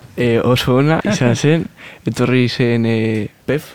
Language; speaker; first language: Basque; non-native, local second language; Spanish